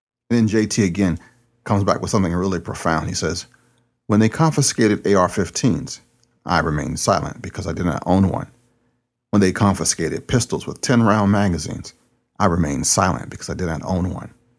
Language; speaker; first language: English; native; English